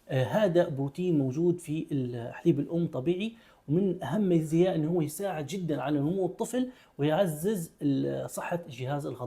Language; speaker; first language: Arabic; native; Arabic